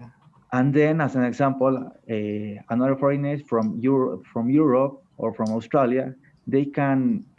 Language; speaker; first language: English; non-native, fluent; Spanish